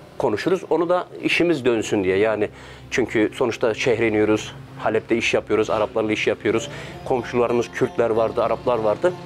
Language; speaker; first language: Turkish; native; Turkish